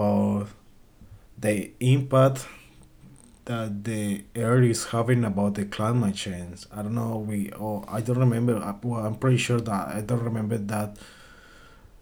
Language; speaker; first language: English; non-native, learner; Spanish